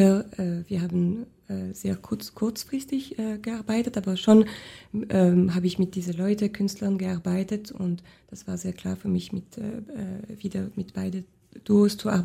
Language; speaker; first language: German; non-native, local second language; French